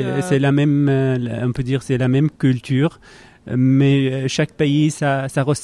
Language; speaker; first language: French; non-native, learner; Arabic